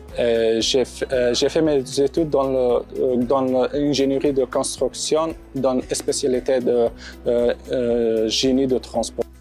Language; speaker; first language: French; non-native, fluent; Persian